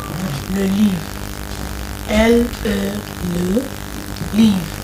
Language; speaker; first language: French; non-native, learner; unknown